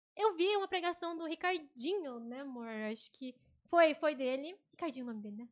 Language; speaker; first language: Portuguese; native; Portuguese